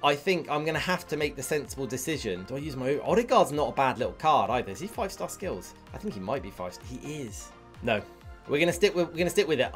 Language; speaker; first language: English; native; English